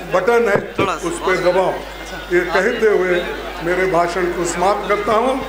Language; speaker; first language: Hindi; non-native, local second language; Kannada